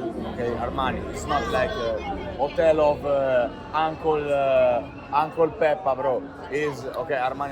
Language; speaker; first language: English; non-native, learner; Italian